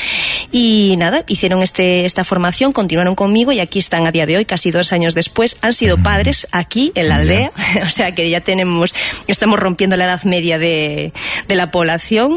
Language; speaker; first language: Spanish; native; Spanish